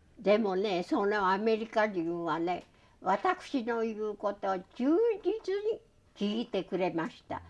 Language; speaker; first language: Japanese; native; Japanese